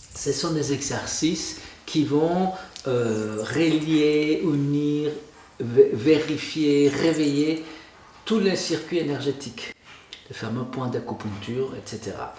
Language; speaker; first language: French; non-native, fluent; Spanish